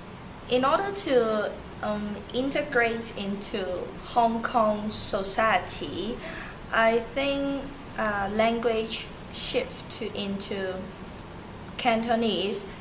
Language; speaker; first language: English; early bilingual, other home language; Turkish